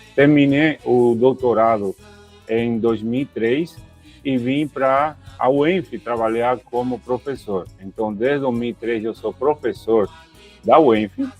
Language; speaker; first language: Portuguese; non-native, fluent; Spanish